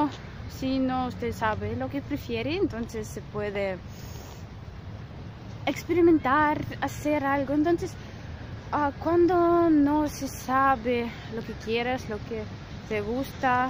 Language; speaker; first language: Spanish; non-native, fluent; Russian